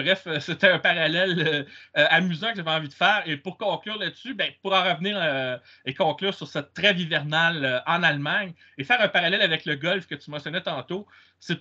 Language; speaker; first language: French; native; French